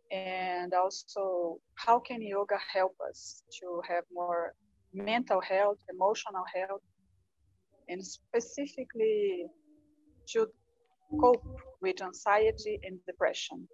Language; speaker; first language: English; non-native, fluent; Portuguese